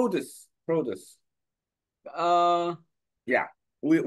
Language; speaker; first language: English; non-native, learner; Korean